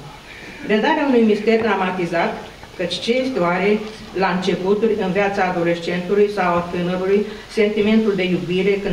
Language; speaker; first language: Romanian; native; Romanian